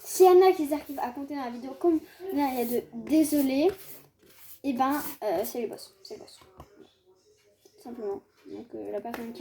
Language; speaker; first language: French; native; French